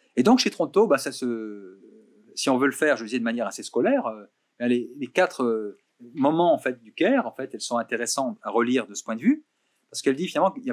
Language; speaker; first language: French; native; French